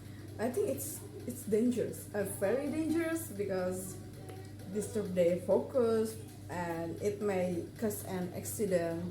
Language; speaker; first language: English; non-native, learner; Indonesian